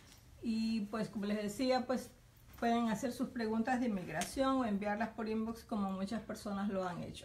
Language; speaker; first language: Spanish; native; Spanish